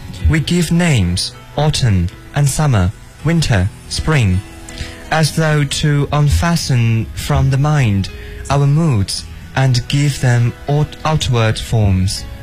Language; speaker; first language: English; non-native, fluent; Chinese